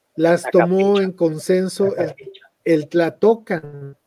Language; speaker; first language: Spanish; native; Spanish